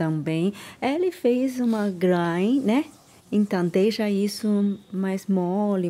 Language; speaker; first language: Portuguese; non-native, learner; Chinese